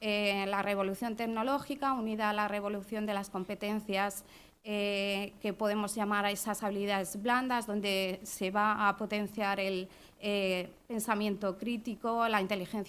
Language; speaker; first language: Spanish; native; Spanish